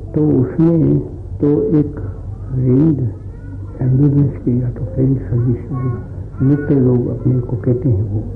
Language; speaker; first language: Hindi; non-native, local second language; Gujarati